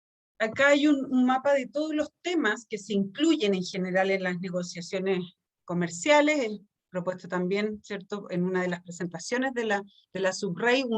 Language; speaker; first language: Spanish; native; Spanish